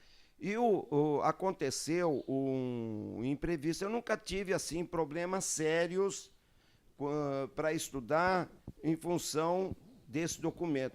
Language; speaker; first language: Portuguese; early bilingual, other home language; Arabic